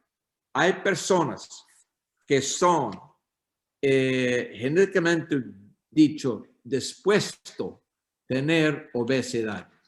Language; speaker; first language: Spanish; non-native, learner; English